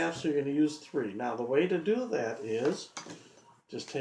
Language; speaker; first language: English; native; English